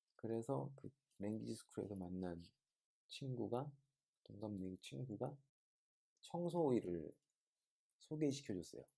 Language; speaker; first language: Korean; native; Korean